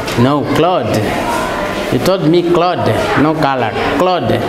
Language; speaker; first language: English; non-native, learner; Portuguese